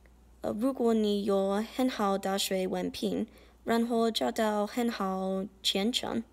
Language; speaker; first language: Chinese; non-native, learner; English